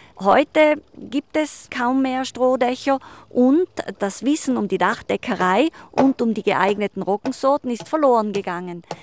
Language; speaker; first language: German; native; German